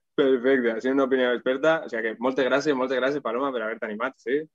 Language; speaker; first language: Spanish; non-native, local second language; Catalan